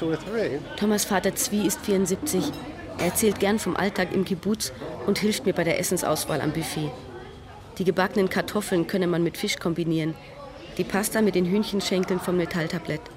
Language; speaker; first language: German; native; German